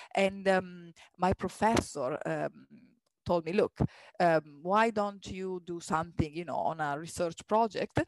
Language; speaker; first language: English; non-native, fluent; Italian